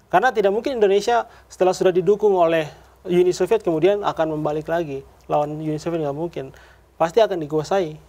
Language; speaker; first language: Indonesian; native; Indonesian